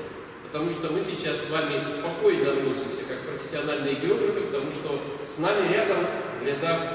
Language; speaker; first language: Russian; native; Russian